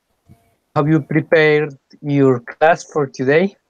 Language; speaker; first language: English; non-native, fluent; Spanish